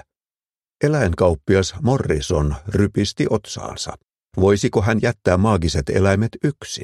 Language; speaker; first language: Finnish; native; Finnish